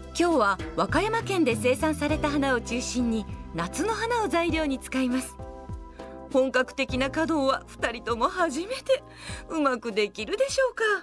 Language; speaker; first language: Japanese; native; Japanese